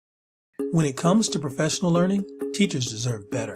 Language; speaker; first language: English; native; English